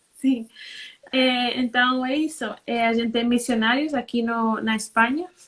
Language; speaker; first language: Portuguese; non-native, fluent; Spanish